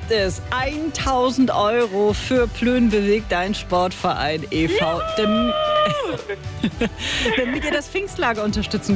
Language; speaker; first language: German; native; German